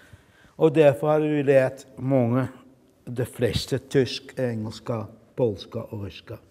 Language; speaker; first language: Swedish; non-native, fluent; Dutch